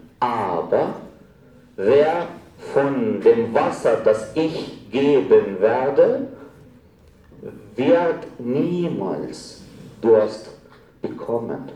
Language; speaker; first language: German; non-native, fluent; Arabic